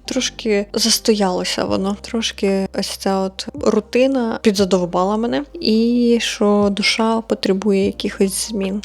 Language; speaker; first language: Ukrainian; native; Ukrainian